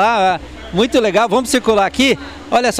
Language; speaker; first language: Portuguese; native; Portuguese